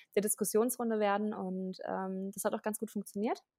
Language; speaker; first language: German; native; German